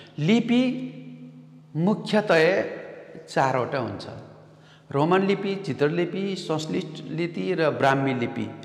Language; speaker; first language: Nepali; non-native, local second language; Gurung